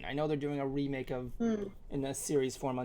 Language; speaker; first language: English; native; English